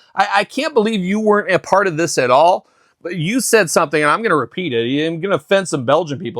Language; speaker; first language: English; native; English